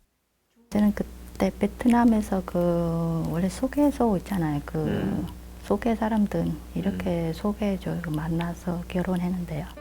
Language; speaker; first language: Korean; non-native, learner; Vietnamese